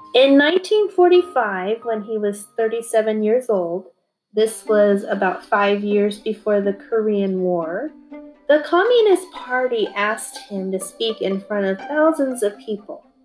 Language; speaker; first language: English; early bilingual, other home language; Korean